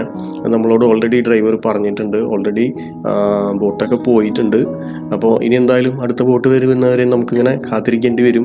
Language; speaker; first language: Malayalam; native; Malayalam